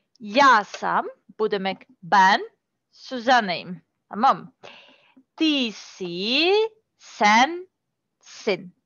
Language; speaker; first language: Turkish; non-native, learner; Serbian